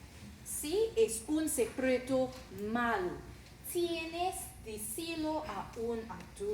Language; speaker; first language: Spanish; non-native, learner; English